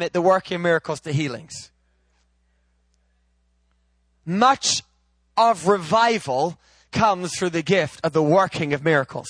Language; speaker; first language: English; native; English